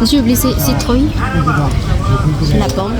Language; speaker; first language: French; non-native, learner; Indonesian